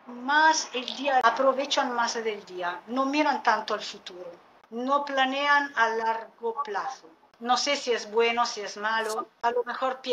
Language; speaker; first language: Spanish; non-native, fluent; Italian